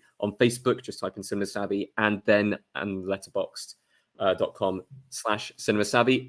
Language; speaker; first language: English; native; English